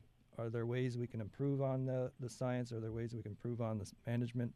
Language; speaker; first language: English; native; English